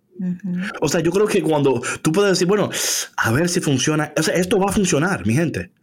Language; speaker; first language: Spanish; early bilingual, heritage; Spanish